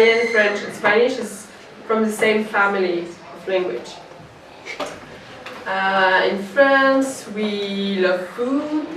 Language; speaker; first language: English; non-native, fluent; French